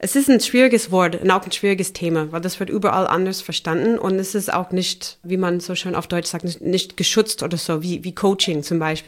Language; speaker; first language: German; non-native, fluent; English